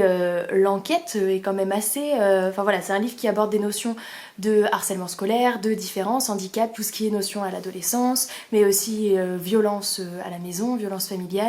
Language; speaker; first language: French; native; French